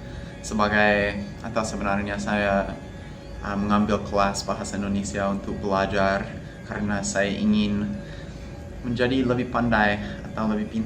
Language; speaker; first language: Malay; non-native, fluent; English